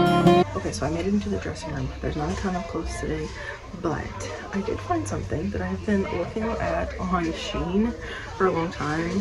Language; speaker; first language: English; native; English